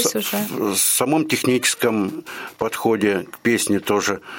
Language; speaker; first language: Russian; native; Russian